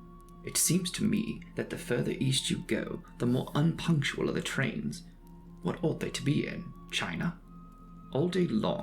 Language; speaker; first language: English; native; English